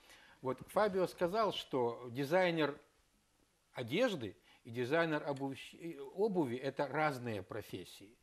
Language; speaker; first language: Russian; native; Russian